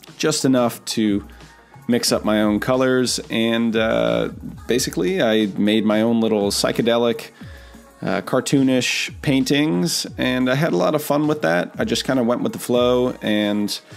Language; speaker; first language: English; native; English